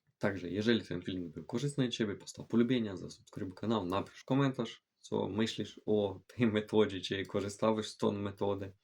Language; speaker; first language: Polish; non-native, fluent; Ukrainian